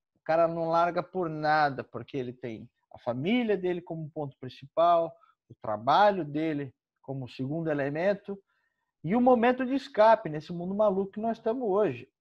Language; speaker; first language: Portuguese; native; Portuguese